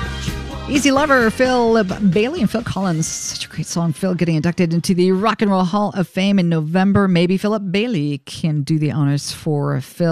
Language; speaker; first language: English; native; English